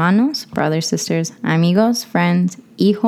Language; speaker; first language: Spanish; non-native, learner; English